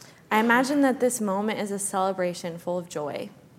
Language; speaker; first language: English; native; English